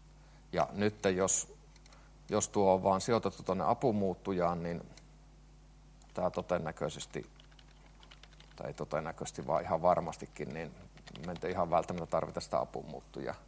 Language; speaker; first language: Finnish; native; Finnish